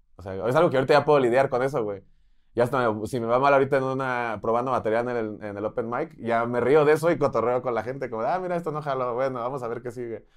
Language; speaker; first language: Spanish; native; Spanish